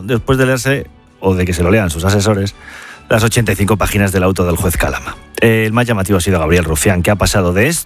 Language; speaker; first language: Spanish; native; Spanish